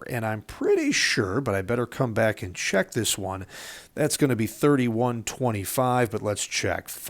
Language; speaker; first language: English; native; English